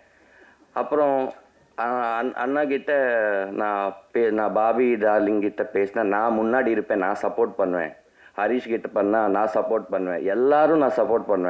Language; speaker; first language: Tamil; non-native, learner; Telugu